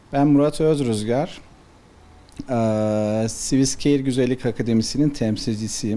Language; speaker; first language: Turkish; native; Turkish